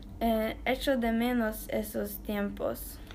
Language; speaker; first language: Spanish; non-native, learner; Norwegian